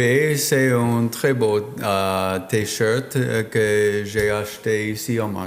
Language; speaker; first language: French; non-native, learner; English